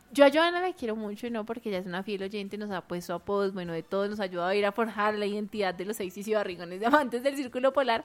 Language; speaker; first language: Spanish; native; Spanish